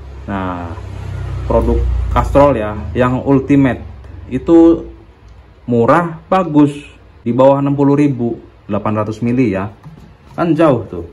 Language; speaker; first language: Indonesian; non-native, local second language; Sundanese